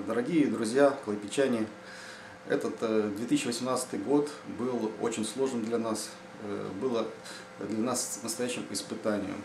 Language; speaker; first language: Russian; native; Russian